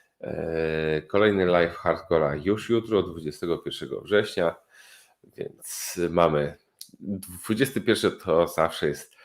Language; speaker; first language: Polish; native; Polish